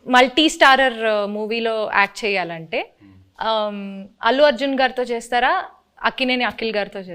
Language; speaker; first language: Telugu; native; Telugu